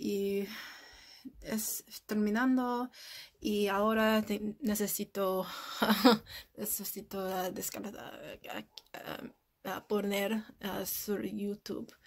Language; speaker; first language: Spanish; non-native, learner; English